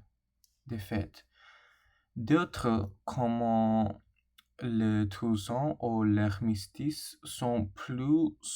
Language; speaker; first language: French; non-native, learner; English